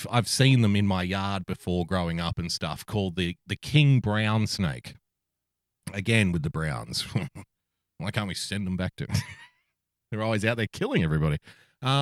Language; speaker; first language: English; native; English